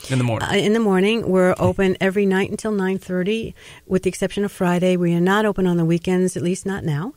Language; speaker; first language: English; native; English